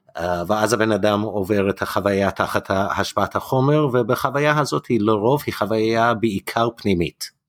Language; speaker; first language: Hebrew; non-native, fluent; English